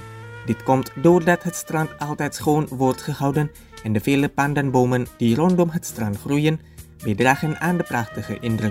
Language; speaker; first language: Dutch; non-native, fluent; Indonesian